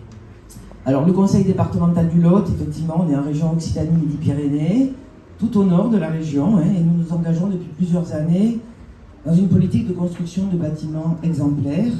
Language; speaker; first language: French; native; French